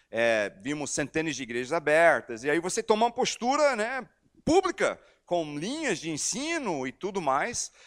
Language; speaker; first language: Portuguese; non-native, fluent; English